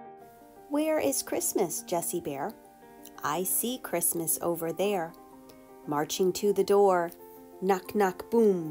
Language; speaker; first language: English; native; English